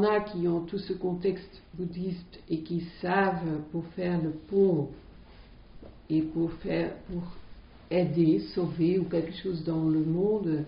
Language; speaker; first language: French; non-native, fluent; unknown